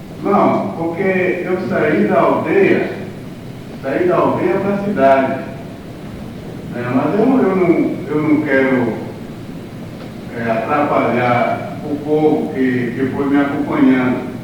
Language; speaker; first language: Portuguese; non-native, local second language; Kayapó